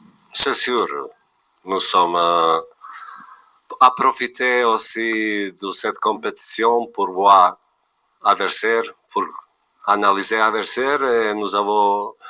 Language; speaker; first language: French; non-native, learner; Bosnian